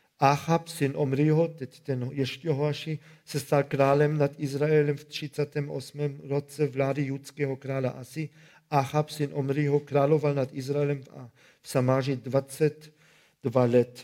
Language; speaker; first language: Czech; non-native, fluent; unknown